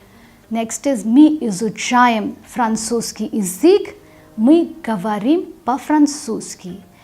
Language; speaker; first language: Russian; non-native, fluent; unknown